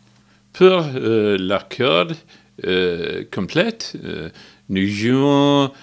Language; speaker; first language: French; non-native, learner; English